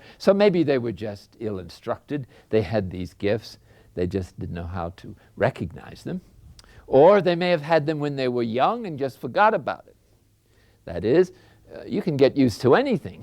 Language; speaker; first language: English; native; English